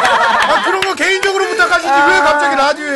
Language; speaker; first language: Korean; native; Korean